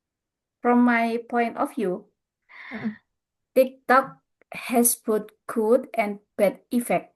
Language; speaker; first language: English; non-native, fluent; Indonesian